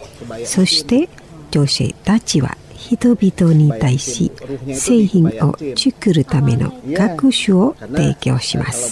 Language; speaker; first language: Japanese; non-native, fluent; Indonesian